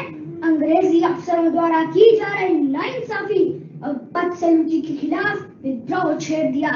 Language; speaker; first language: Hindi; native; Hindi